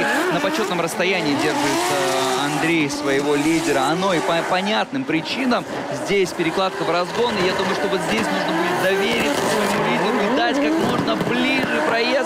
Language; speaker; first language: Russian; native; Russian